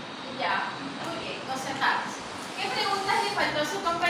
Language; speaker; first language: Spanish; native; Spanish